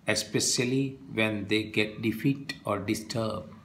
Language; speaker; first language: English; non-native, local second language; Gujarati